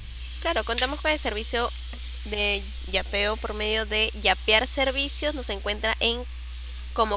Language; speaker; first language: Spanish; native; Spanish